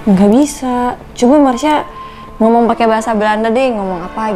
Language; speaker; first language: Indonesian; native; Indonesian